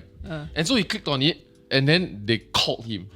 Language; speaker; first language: English; native; English